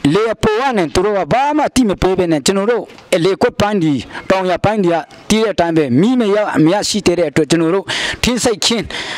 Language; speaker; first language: Burmese; non-native, local second language; Hakha Chin